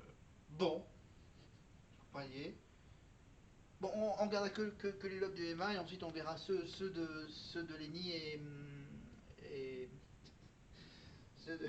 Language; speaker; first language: French; native; French